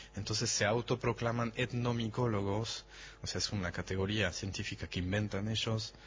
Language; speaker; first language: Spanish; non-native, fluent; French